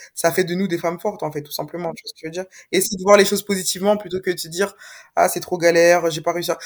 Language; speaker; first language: French; native; French